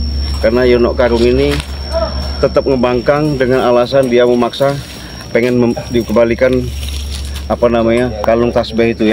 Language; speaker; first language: Indonesian; native; Indonesian